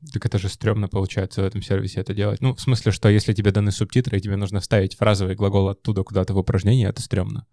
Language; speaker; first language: Russian; native; Russian